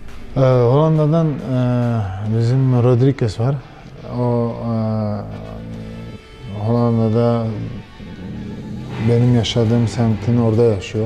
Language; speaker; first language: Turkish; early bilingual, heritage; Turkish